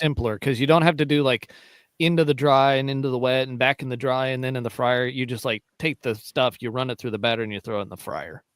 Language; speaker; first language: English; native; English